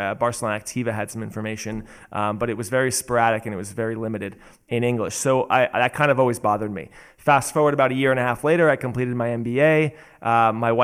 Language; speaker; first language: English; native; English